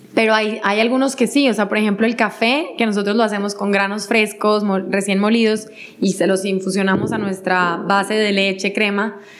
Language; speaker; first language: Spanish; native; Spanish